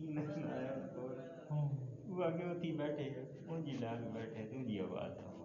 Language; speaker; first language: Urdu; non-native, local second language; Punjabi